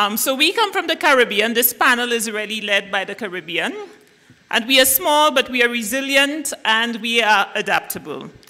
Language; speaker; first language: English; native; English